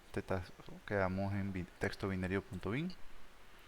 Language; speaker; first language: Spanish; native; Spanish